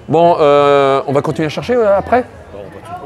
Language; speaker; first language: French; native; French